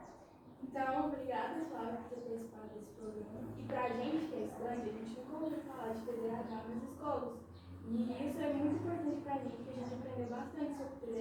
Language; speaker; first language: Portuguese; native; Portuguese